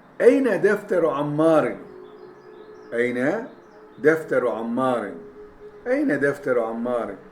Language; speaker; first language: Arabic; non-native, fluent; Turkish